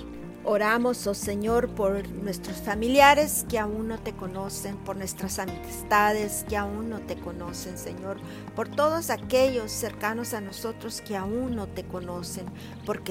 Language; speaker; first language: Spanish; native; Spanish